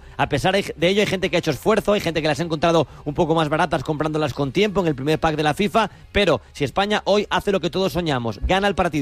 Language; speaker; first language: Spanish; native; Spanish